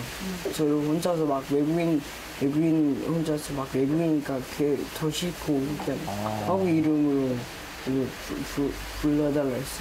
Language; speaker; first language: Korean; early bilingual, other home language; Filipino